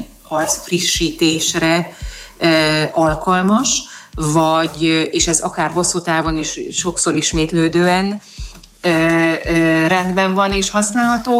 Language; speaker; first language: Hungarian; native; Hungarian